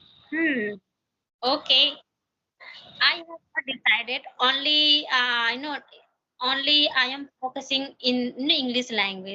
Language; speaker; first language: English; non-native, learner; Hindi